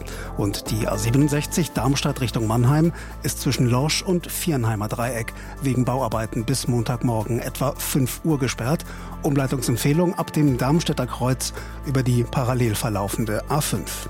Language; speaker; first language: German; native; German